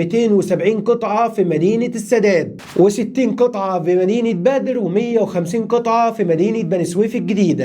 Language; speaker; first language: Arabic; native; Arabic